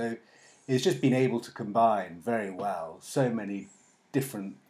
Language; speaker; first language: English; native; English